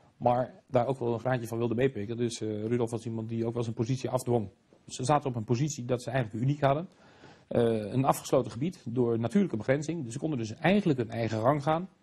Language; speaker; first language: Dutch; native; Dutch